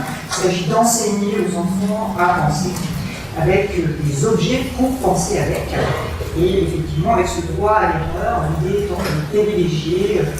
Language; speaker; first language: French; native; French